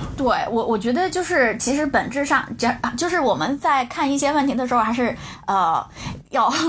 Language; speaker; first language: Chinese; native; Chinese